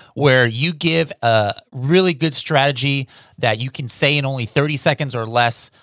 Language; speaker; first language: English; native; English